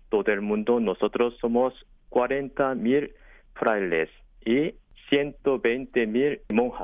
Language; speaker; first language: Spanish; non-native, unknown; Korean